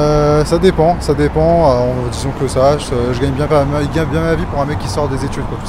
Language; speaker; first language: French; native; French